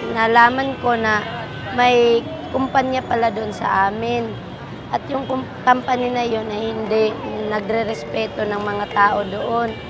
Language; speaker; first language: Filipino; non-native, local second language; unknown